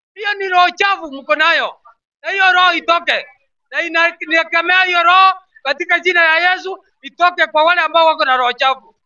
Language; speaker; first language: Swahili; non-native, local second language; Gusii